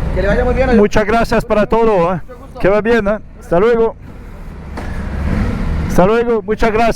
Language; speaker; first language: Spanish; non-native, learner; French